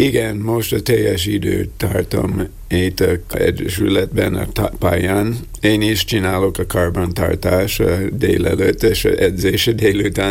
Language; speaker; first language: Hungarian; non-native, learner; English